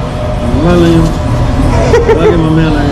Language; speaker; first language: Filipino; non-native, learner; Punjabi